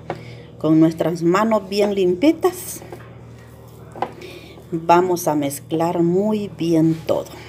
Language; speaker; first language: Spanish; native; Spanish